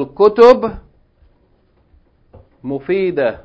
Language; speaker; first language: Arabic; non-native, fluent; English